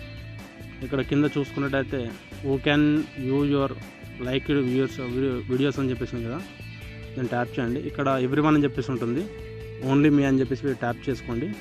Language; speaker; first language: Telugu; native; Telugu